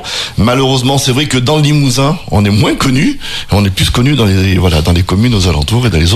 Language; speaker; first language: French; native; French